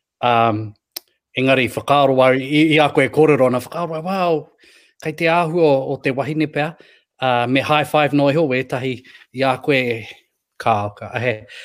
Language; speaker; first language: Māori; non-native, local second language; English